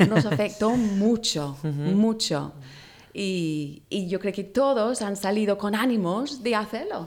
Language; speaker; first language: Spanish; non-native, learner; English